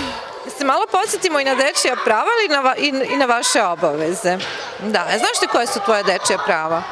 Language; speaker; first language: Serbian; native; Serbian